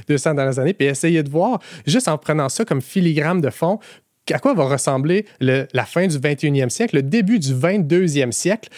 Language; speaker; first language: French; native; French